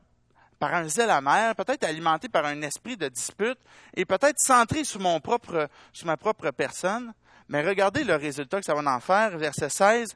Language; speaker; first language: French; native; French